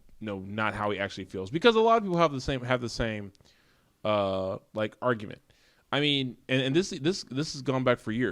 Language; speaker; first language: English; native; English